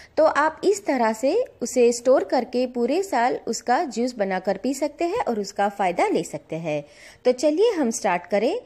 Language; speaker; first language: Hindi; non-native, local second language; Gujarati